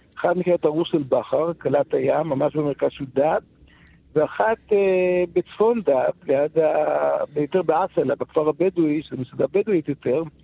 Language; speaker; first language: Hebrew; native; Hebrew